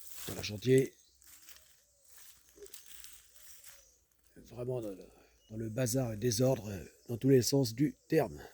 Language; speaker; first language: French; native; French